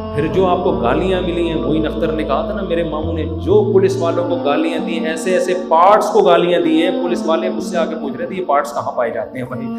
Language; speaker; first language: Urdu; native; Urdu